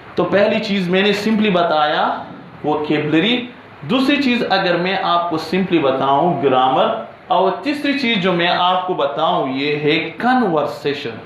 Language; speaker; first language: Urdu; non-native, local second language; Pashto